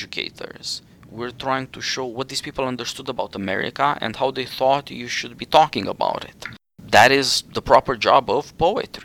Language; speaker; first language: English; non-native, fluent; Romanian